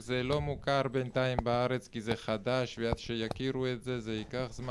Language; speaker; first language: Hebrew; non-native, fluent; Russian